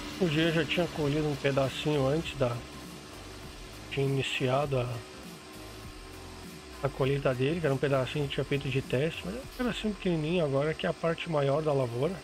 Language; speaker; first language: Portuguese; native; Portuguese